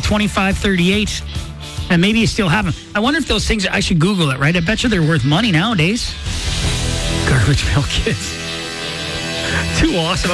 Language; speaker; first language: English; native; English